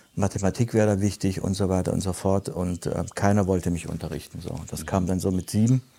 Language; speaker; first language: German; early bilingual, other home language; Italian